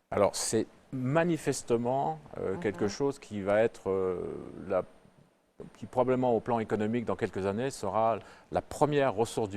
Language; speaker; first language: French; native; French